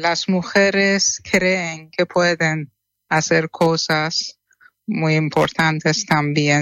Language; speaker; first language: Spanish; non-native, fluent; Persian